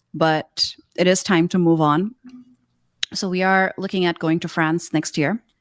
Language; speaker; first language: English; non-native, local second language; Urdu